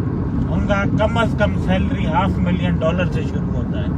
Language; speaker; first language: Hindi; non-native, local second language; Sindhi